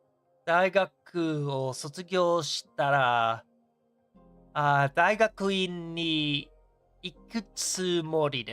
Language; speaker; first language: Japanese; non-native, learner; English